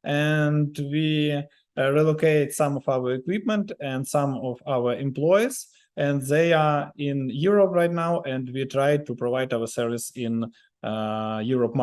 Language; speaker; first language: English; non-native, learner; Ukrainian